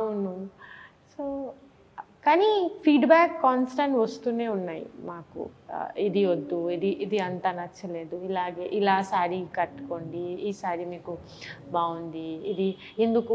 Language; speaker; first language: Telugu; non-native, fluent; Bangla